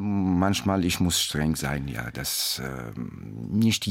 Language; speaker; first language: German; non-native, learner; Persian